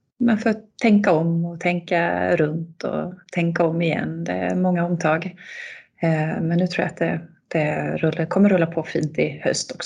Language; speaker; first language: Swedish; native; Swedish